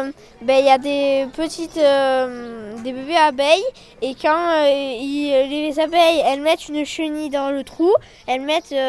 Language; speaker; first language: French; native; French